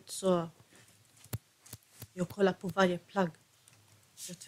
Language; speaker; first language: Swedish; non-native, fluent; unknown